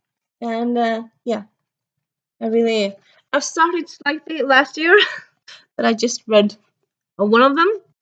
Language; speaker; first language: English; early bilingual, heritage; Norwegian